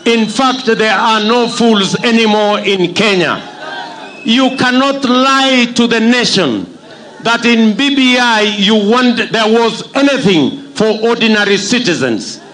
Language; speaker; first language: English; non-native, local second language; Kalenjin